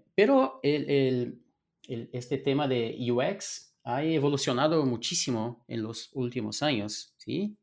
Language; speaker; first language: Spanish; non-native, fluent; Portuguese